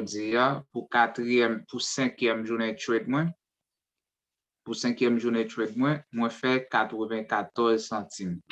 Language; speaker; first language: French; non-native, learner; Haitian Creole